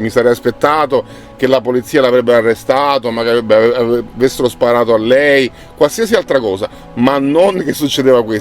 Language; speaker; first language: Italian; native; Italian